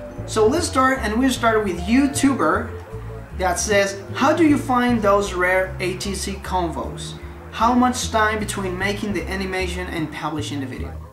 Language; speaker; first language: English; non-native, fluent; Spanish